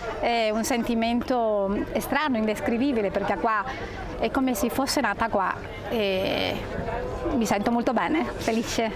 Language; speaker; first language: Italian; non-native, fluent; Spanish